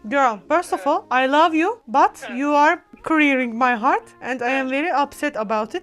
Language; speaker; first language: English; non-native, learner; Turkish